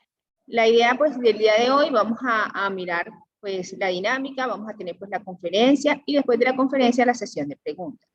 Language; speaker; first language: Spanish; native; Spanish